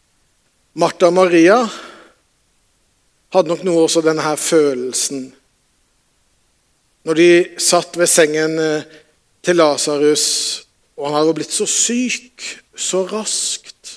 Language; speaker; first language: Norwegian; native; Norwegian